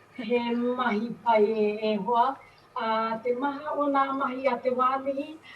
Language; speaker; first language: Māori; native; Māori